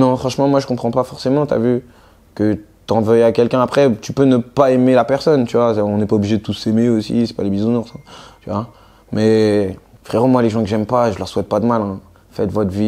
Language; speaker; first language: French; native; French